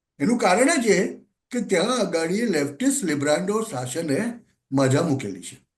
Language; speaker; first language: Gujarati; native; Gujarati